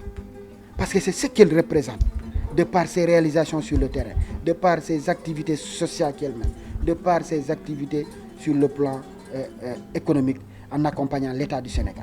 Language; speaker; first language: French; non-native, local second language; Wolof